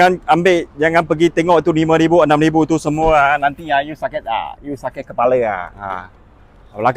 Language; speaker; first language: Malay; non-native, local second language; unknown